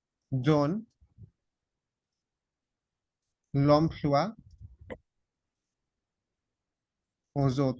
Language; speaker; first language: French; non-native, fluent; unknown